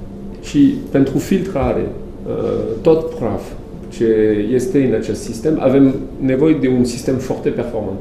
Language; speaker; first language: Romanian; non-native, learner; French